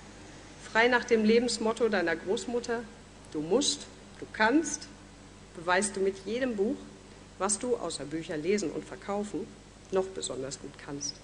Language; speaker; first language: German; native; German